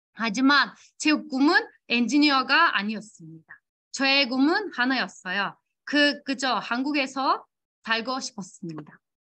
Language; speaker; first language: Korean; non-native, fluent; Turkish